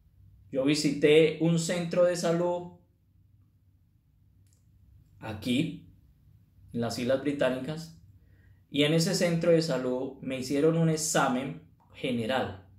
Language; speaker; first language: Spanish; native; Spanish